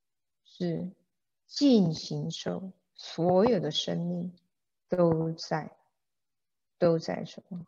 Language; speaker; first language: Chinese; native; Chinese